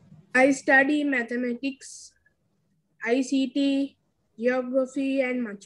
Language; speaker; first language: English; non-native, fluent; Sinhala